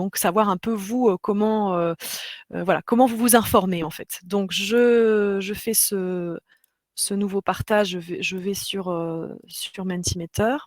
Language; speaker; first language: French; native; French